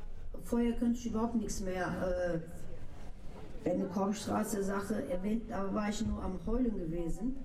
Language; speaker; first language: German; non-native, local second language; Turkish